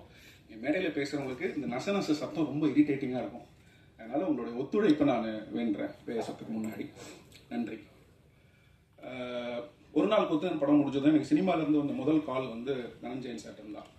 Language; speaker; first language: Tamil; native; Tamil